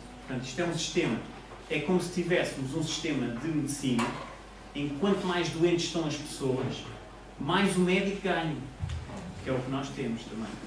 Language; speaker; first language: Portuguese; native; Portuguese